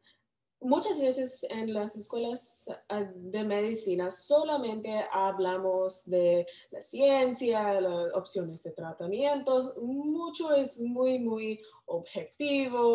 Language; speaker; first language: Spanish; non-native, learner; English